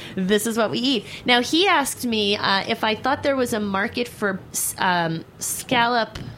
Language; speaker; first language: English; native; English